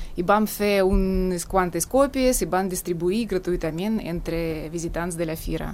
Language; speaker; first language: Catalan; non-native, fluent; Russian